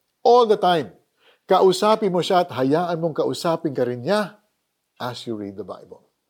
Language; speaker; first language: English; non-native, local second language; Filipino